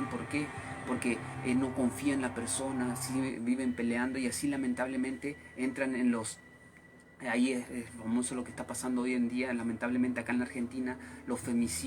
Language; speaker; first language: Spanish; native; Spanish